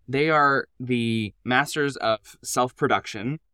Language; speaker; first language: English; native; English